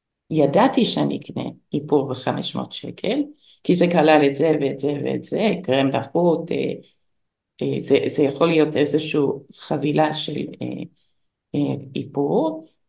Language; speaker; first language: Hebrew; non-native, fluent; English